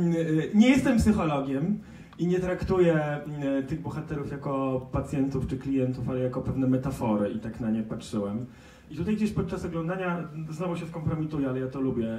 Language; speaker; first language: Polish; native; Polish